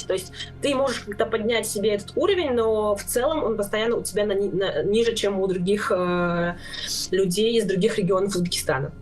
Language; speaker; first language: Russian; non-native, local second language; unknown